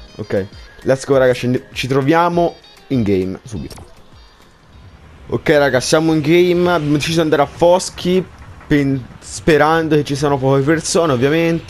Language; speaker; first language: Italian; native; Italian